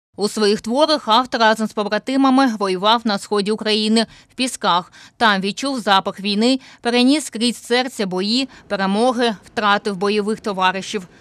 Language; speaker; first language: Ukrainian; non-native, local second language; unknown